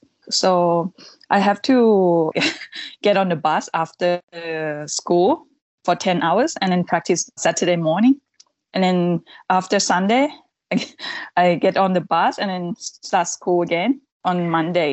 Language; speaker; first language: English; non-native, fluent; Thai